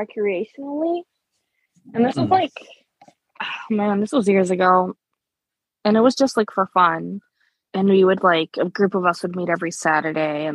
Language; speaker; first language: English; early bilingual, other home language; Spanish